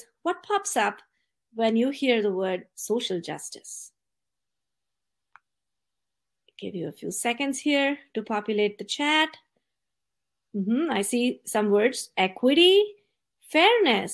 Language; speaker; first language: English; non-native, local second language; Tamil